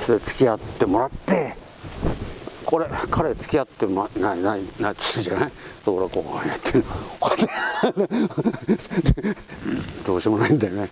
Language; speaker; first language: Japanese; native; Japanese